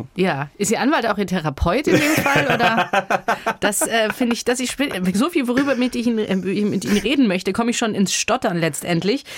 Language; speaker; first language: German; native; German